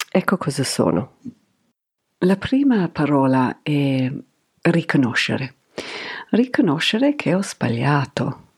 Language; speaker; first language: Italian; non-native, fluent; English